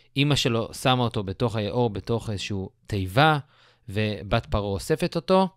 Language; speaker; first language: Hebrew; native; Hebrew